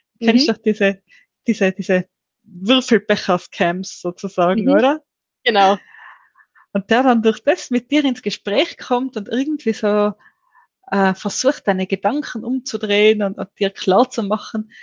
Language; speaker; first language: German; native; German